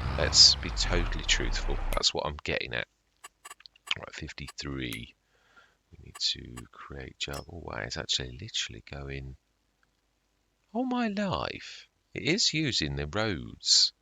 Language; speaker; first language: English; native; English